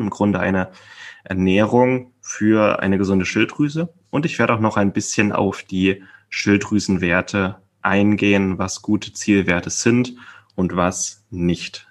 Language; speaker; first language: German; native; German